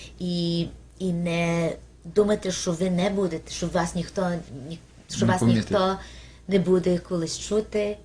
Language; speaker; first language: Ukrainian; early bilingual, heritage; Ukrainian